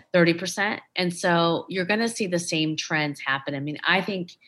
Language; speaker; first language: English; native; English